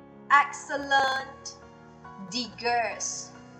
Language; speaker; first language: English; non-native, local second language; Chinese